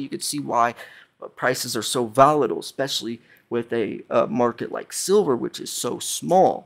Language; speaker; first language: English; native; English